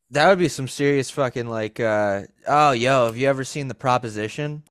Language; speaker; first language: English; early bilingual, other home language; Italian